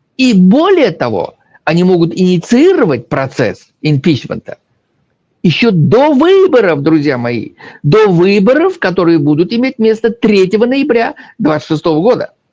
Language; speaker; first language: Russian; native; Russian